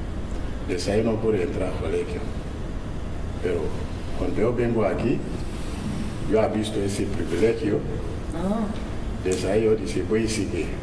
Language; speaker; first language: Spanish; non-native, learner; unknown